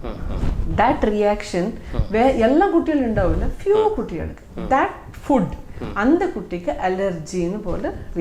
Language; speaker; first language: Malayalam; non-native, fluent; Tamil